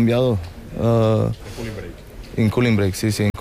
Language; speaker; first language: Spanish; non-native, fluent; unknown